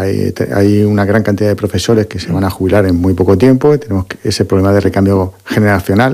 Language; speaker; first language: Spanish; native; Spanish